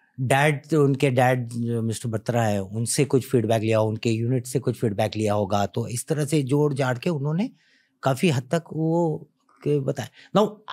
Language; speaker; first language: Hindi; native; Hindi